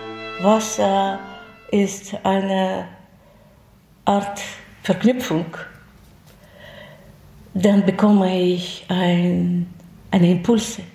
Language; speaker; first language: German; non-native, fluent; Russian